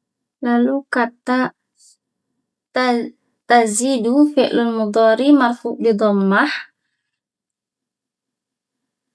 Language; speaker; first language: Arabic; non-native, learner; Indonesian